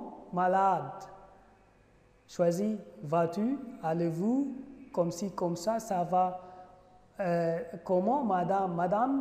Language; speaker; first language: French; non-native, fluent; Arabic